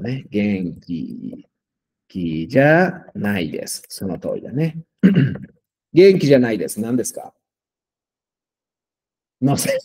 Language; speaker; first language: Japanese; non-native, fluent; Spanish